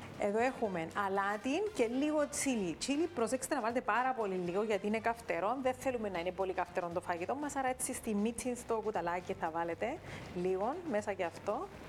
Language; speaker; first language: Greek; native; Greek